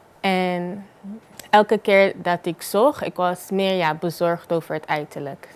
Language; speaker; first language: Dutch; non-native, local second language; Papiamento